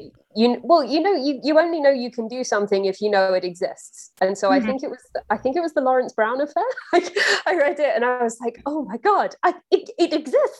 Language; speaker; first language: English; native; English